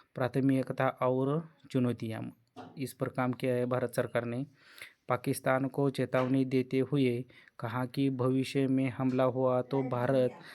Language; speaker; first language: Hindi; non-native, local second language; Marathi